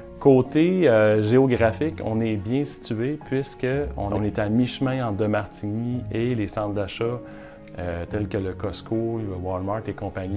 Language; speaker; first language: French; native; French